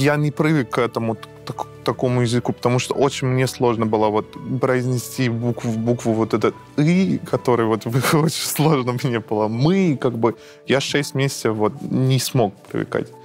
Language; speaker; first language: Russian; non-native, fluent; Persian